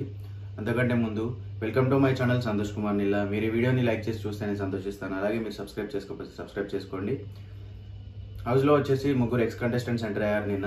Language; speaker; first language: Telugu; native; Telugu